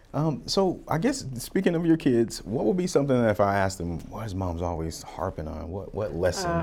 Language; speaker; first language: English; native; English